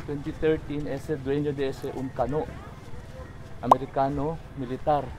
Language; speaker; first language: Spanish; non-native, learner; Chavacano